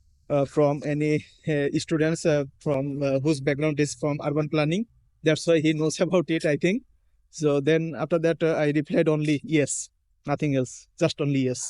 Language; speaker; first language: English; non-native, local second language; Bangla